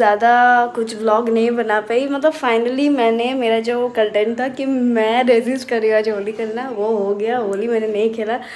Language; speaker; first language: Hindi; non-native, local second language; Bangla